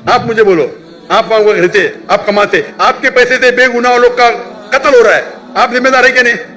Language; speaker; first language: Urdu; non-native, local second language; Konkani